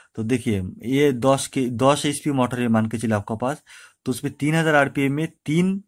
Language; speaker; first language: Hindi; non-native, local second language; Bangla